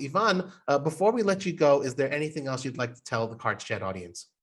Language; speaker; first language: English; native; English